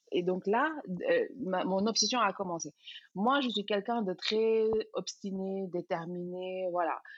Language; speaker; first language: French; non-native, local second language; Serer